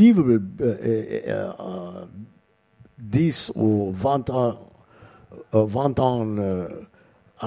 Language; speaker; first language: French; non-native, learner; English